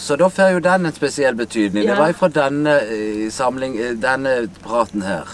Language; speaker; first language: Norwegian; native; Norwegian